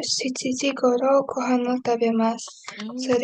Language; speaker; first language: Japanese; non-native, learner; Indonesian